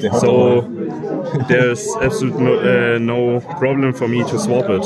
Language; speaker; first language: English; non-native, learner; German